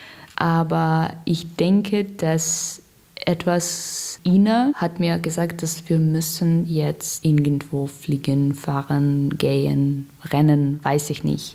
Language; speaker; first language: German; non-native, learner; Russian